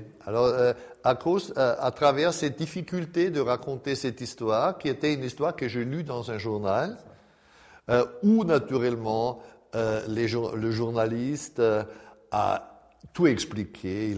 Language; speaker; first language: French; non-native, fluent; German